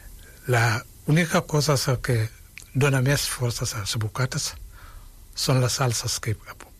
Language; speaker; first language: Catalan; non-native, fluent; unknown